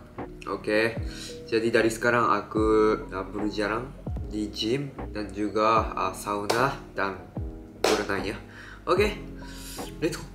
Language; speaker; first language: Indonesian; non-native, learner; Japanese